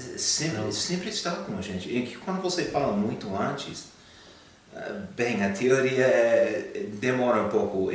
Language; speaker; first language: Portuguese; non-native, fluent; English